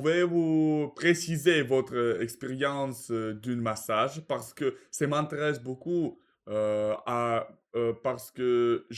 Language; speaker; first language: French; non-native, learner; Russian